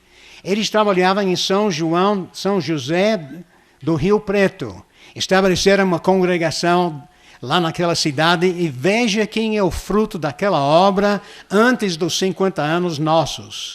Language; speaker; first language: Portuguese; non-native, fluent; English